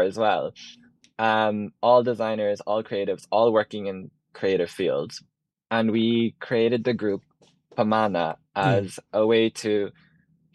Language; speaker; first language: English; native; English